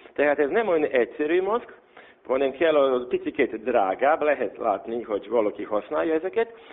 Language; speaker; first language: Hungarian; non-native, local second language; Serbian